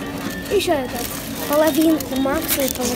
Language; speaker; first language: Russian; early bilingual, heritage; Russian